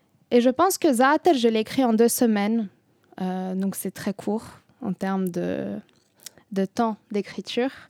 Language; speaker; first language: French; non-native, fluent; Arabic